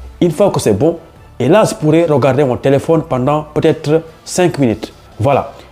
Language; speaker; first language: French; non-native, local second language; Wolof